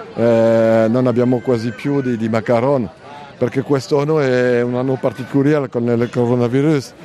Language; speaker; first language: Italian; non-native, learner; French